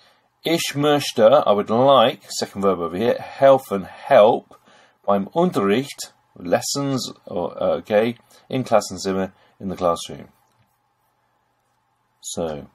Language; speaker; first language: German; non-native, fluent; English